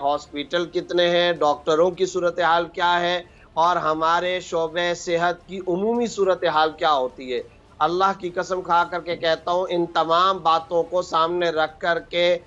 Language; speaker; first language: Urdu; native; Urdu